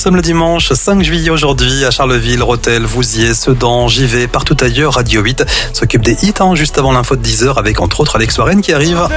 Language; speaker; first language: French; native; French